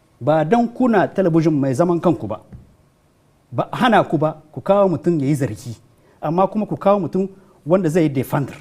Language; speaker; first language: Hausa; non-native, local second language; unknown